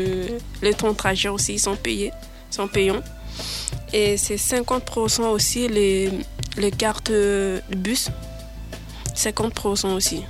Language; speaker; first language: French; non-native, learner; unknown